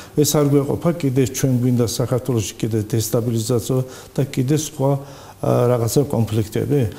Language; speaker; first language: Georgian; non-native, local second language; Azerbaijani